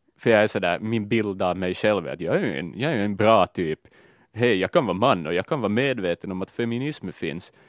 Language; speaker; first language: Swedish; native; Swedish